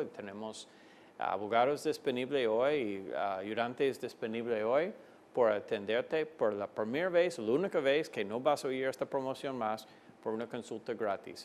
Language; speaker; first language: Spanish; non-native, fluent; English